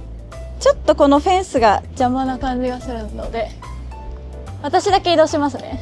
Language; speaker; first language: Japanese; native; Japanese